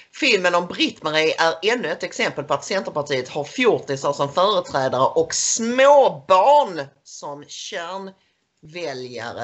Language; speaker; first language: Swedish; native; Swedish